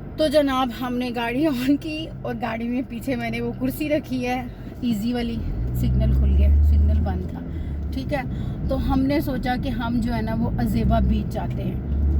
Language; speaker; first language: Hindi; native; Hindi